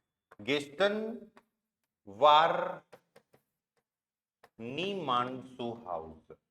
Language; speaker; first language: German; non-native, learner; Hindi